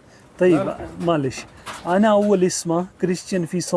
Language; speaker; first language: Arabic; non-native, learner; Urdu